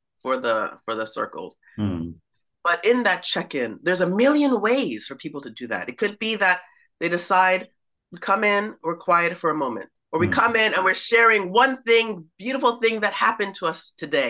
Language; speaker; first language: English; native; English